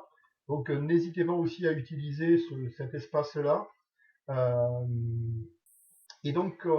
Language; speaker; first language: French; native; French